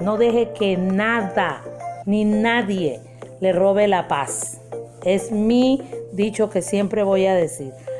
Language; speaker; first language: Spanish; native; Spanish